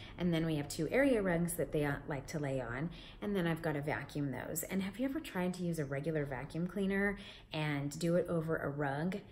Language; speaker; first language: English; native; English